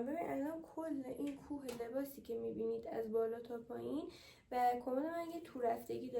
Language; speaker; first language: Persian; native; Persian